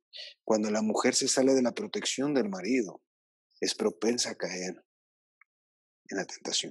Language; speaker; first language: Spanish; native; Spanish